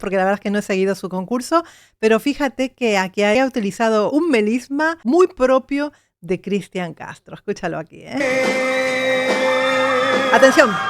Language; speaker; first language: Spanish; native; Spanish